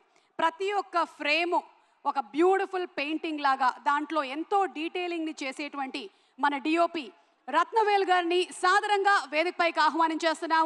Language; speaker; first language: Telugu; native; Telugu